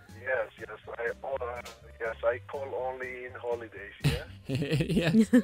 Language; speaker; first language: English; non-native, learner; Armenian